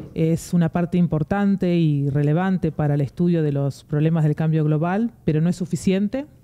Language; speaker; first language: Spanish; native; Spanish